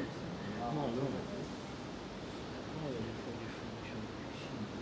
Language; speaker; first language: French; native; French